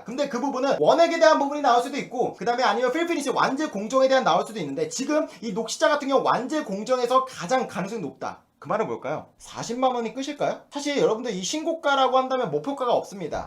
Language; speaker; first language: Korean; native; Korean